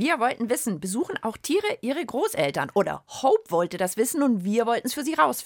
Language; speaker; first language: German; native; German